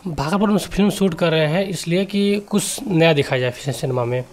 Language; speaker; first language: Hindi; native; Hindi